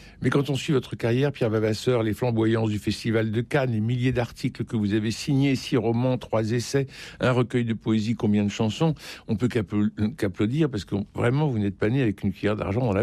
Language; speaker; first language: French; native; French